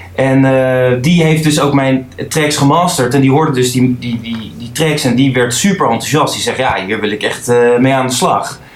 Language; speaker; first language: Dutch; native; Dutch